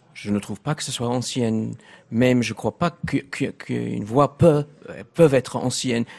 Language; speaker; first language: French; non-native, fluent; English